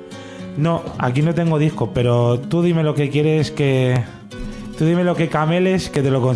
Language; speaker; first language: Spanish; native; Spanish